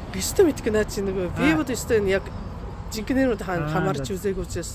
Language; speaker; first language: Mongolian; non-native, fluent; Japanese